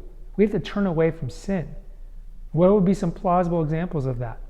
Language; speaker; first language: English; native; English